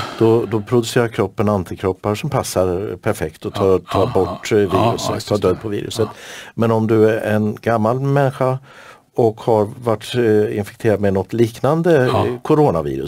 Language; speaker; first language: Swedish; native; Swedish